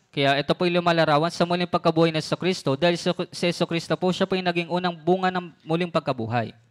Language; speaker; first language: Filipino; native; Filipino